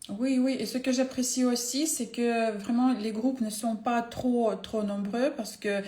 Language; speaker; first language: French; non-native, fluent; Ukrainian